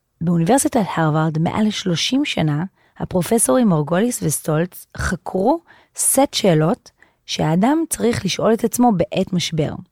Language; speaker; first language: Hebrew; native; Hebrew